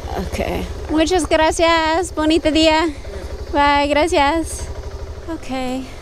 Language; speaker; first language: Spanish; non-native, learner; English